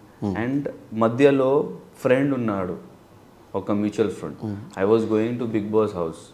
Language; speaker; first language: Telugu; non-native, local second language; Hindi